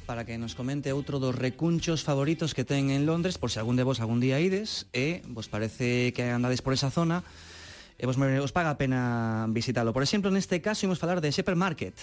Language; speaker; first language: Galician; native; Galician